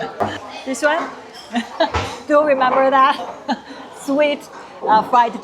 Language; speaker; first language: English; non-native, fluent; Chinese